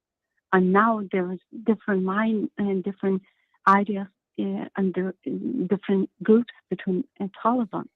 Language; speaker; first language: English; non-native, learner; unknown